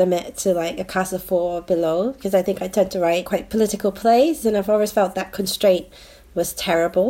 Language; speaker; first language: English; non-native, local second language; Cantonese